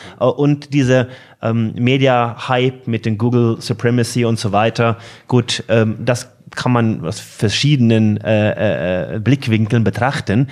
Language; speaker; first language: German; non-native, fluent; Norwegian